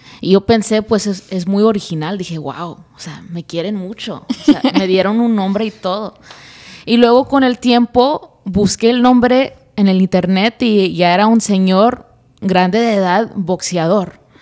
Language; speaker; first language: Spanish; early bilingual, heritage; Spanish